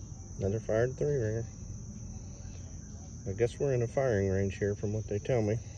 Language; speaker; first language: English; native; English